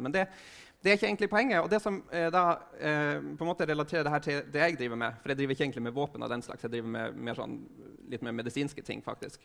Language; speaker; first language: Norwegian; native; Norwegian